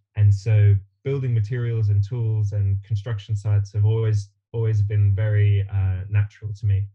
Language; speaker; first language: English; native; English